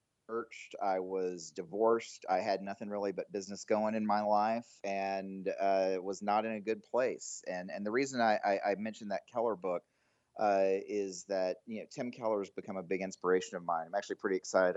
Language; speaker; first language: English; native; English